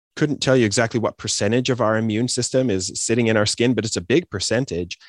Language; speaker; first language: English; native; English